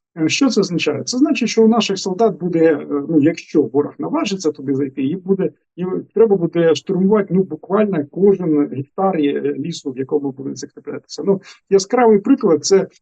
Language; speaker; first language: Ukrainian; native; Ukrainian